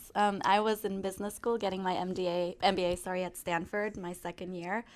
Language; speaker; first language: English; non-native, fluent; Spanish